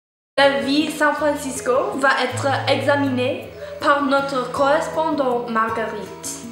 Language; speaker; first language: French; non-native, learner; English